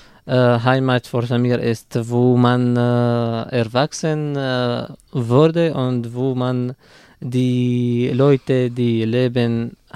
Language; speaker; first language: German; non-native, learner; Arabic